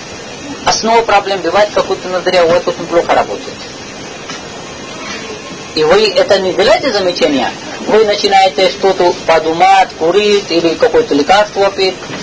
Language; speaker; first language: Russian; non-native, learner; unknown